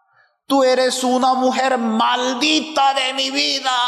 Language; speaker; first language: Spanish; non-native, fluent; Korean